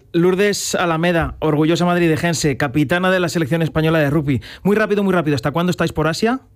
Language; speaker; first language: Spanish; native; Spanish